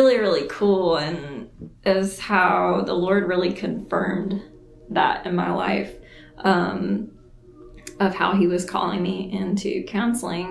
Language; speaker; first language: English; native; English